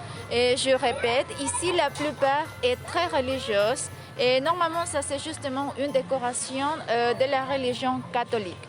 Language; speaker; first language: French; non-native, fluent; Spanish